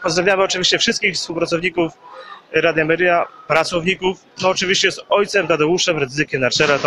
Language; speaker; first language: Polish; native; Polish